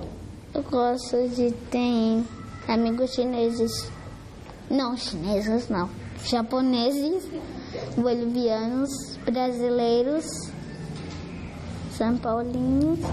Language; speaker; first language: Portuguese; early bilingual, other home language; French